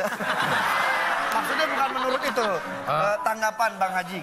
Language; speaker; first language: Indonesian; native; Indonesian